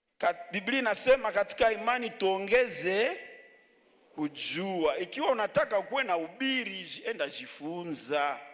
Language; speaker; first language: Swahili; native; Swahili